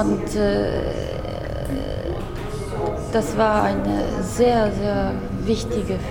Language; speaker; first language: German; non-native, learner; Russian